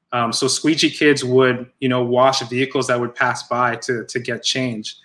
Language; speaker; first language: English; native; English